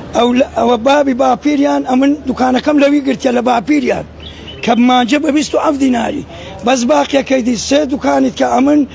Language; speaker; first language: Central Kurdish; native; Central Kurdish